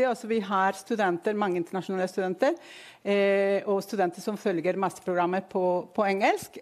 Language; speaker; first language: Norwegian; non-native, fluent; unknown